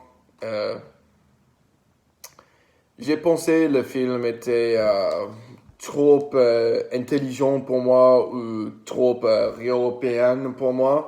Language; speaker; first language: French; non-native, learner; English